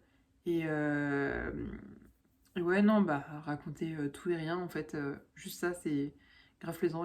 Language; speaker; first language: French; native; French